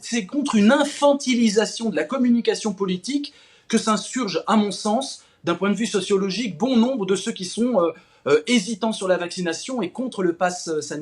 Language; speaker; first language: French; native; French